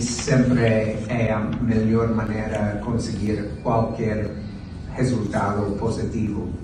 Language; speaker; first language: Portuguese; non-native, fluent; English